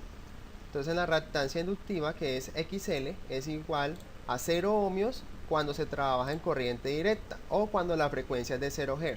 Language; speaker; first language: Spanish; native; Spanish